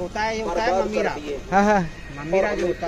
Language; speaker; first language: Hindi; non-native, local second language; Nepali